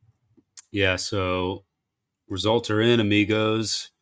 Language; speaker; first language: English; native; English